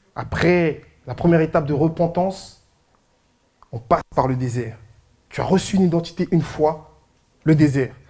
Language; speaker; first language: French; early bilingual, other home language; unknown